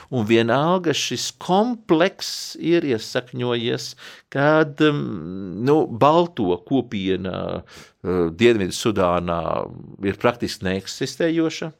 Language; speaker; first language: Latvian; native; Latvian